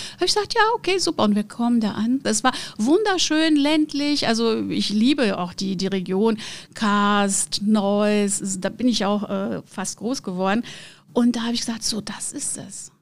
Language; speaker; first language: German; non-native, fluent; Portuguese